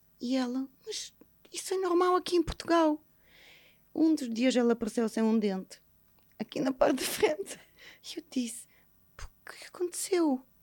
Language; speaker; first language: Portuguese; non-native, fluent; Bulgarian